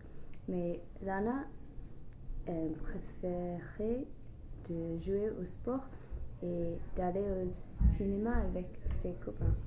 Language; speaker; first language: French; non-native, learner; English